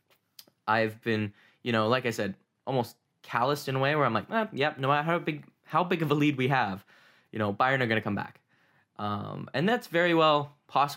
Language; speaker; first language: English; native; English